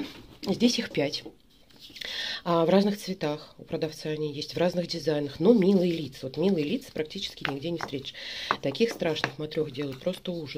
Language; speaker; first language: Russian; native; Russian